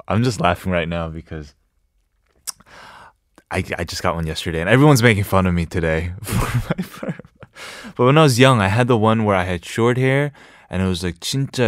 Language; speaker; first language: English; native; English